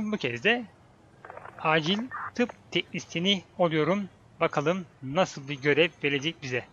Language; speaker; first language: Turkish; native; Turkish